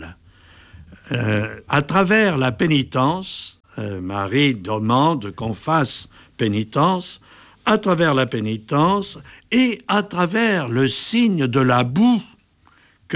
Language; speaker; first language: French; native; French